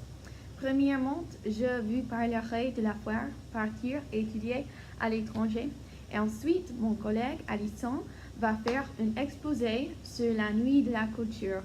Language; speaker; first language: French; non-native, learner; English